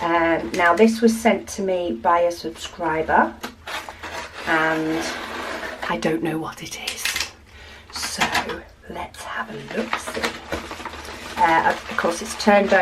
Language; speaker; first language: English; native; English